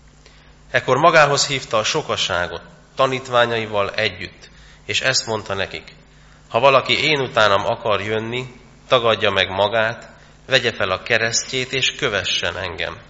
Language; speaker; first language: Hungarian; native; Hungarian